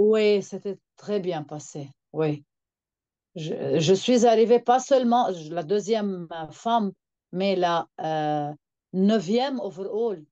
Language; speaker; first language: French; non-native, local second language; Arabic